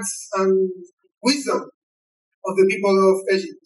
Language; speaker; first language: English; non-native, learner; Spanish